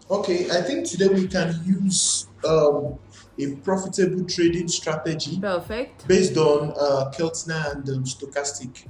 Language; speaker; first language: English; non-native, learner; Portuguese